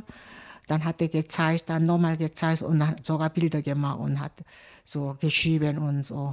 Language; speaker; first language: German; non-native, learner; Korean